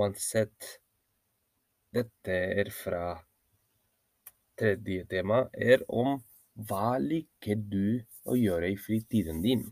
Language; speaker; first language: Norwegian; non-native, learner; Spanish